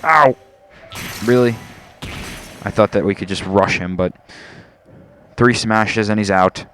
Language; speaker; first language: English; native; English